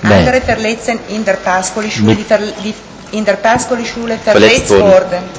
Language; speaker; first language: German; non-native, fluent; Italian